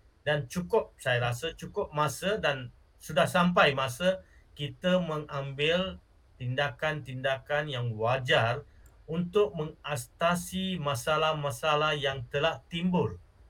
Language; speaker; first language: Malay; non-native, local second language; Tamil